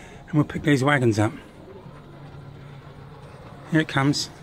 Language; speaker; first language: English; native; English